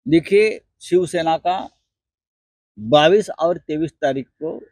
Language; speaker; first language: Hindi; non-native, local second language; Marathi